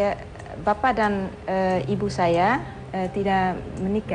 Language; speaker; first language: Indonesian; non-native, learner; Dutch